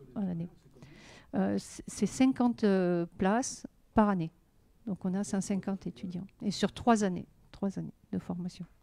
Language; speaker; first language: French; native; French